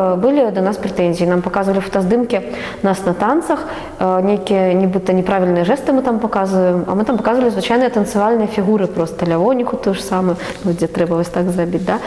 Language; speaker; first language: Belarusian; native; Belarusian